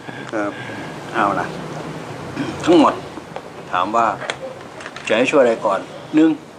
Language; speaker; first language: Thai; native; Thai